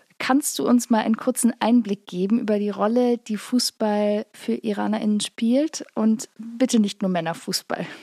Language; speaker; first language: German; native; German